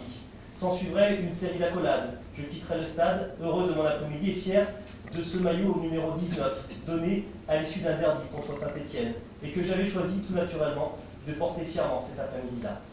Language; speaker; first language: French; native; French